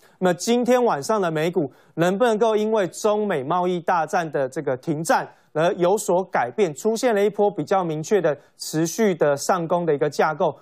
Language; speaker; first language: Chinese; native; Chinese